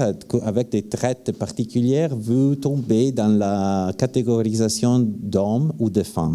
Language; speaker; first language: French; non-native, fluent; Italian